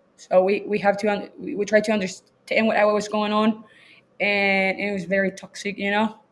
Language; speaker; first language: English; non-native, fluent; Spanish